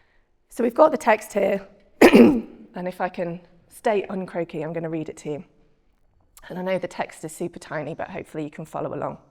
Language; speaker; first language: English; native; English